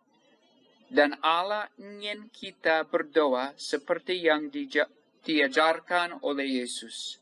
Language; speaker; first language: Indonesian; non-native, fluent; English